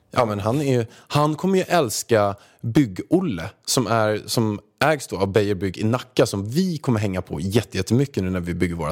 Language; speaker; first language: Swedish; native; Swedish